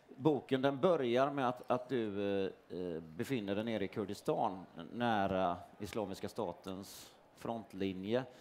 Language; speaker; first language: Swedish; native; Swedish